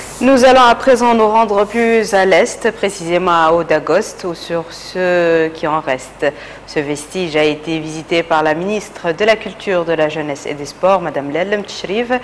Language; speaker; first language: French; non-native, local second language; Arabic